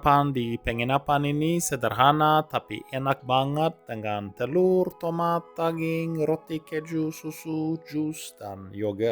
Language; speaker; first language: Indonesian; non-native, fluent; Norwegian